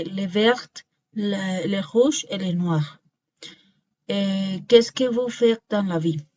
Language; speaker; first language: French; non-native, learner; Spanish